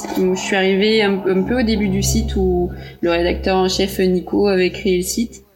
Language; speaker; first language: French; early bilingual, other home language; Portuguese